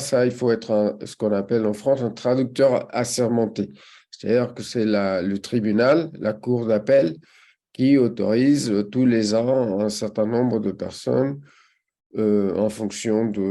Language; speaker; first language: French; non-native, fluent; Spanish